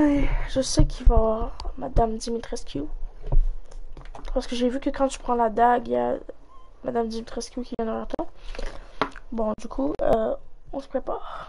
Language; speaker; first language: French; native; French